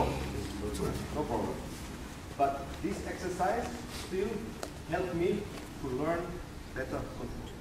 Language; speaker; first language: English; non-native, learner; German